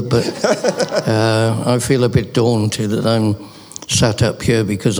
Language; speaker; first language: English; native; English